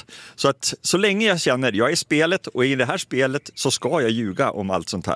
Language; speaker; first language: Swedish; native; Swedish